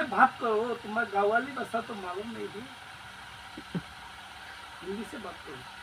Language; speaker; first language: Hindi; non-native, learner; Bangla